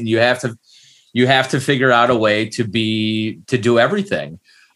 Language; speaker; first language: English; native; English